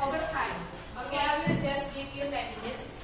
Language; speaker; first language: English; non-native, fluent; Indonesian